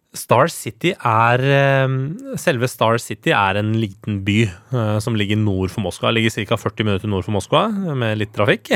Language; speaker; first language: Norwegian; early bilingual, other home language; Persian